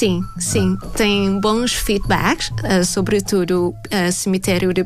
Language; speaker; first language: Portuguese; non-native, fluent; Thai